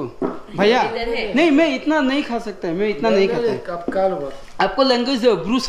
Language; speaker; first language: Hindi; non-native, learner; Bangla